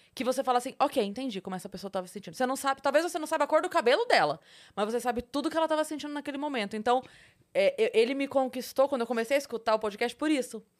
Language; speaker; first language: Portuguese; native; Portuguese